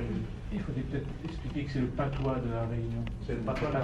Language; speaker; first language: French; native; French